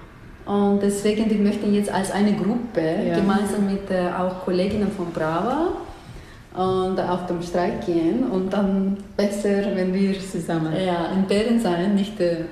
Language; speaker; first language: German; non-native, fluent; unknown